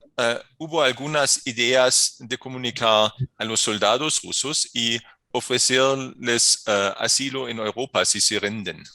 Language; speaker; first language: Spanish; non-native, fluent; German